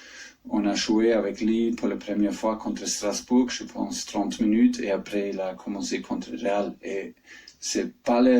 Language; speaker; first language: French; non-native, fluent; German